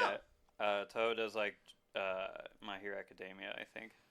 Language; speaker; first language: English; native; English